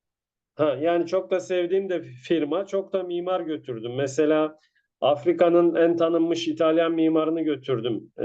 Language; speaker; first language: Turkish; native; Turkish